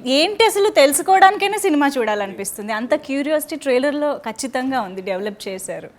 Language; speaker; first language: Telugu; native; Telugu